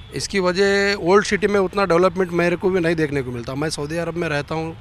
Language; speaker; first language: Hindi; native; Hindi